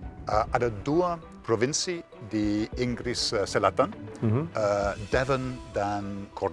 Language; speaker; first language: Indonesian; non-native, fluent; English